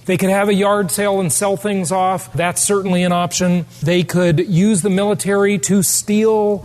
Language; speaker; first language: English; native; English